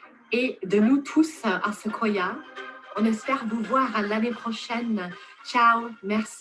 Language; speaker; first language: French; non-native, learner; English